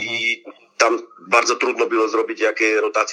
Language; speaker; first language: Polish; non-native, learner; Slovak